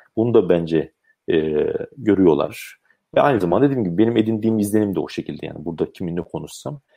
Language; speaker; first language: Turkish; native; Turkish